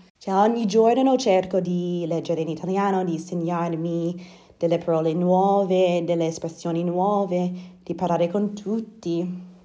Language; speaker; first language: Italian; non-native, fluent; English